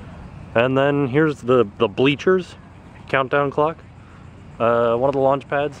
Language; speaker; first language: English; native; English